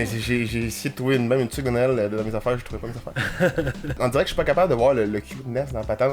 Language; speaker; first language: French; native; French